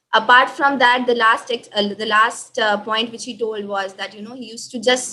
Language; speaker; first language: English; non-native, local second language; Hindi